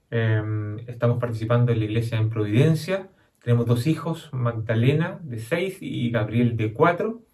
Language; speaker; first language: Spanish; native; Spanish